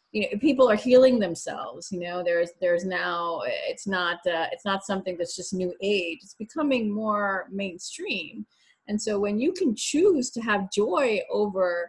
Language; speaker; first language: English; native; English